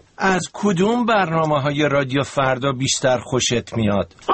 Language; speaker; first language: Persian; native; Persian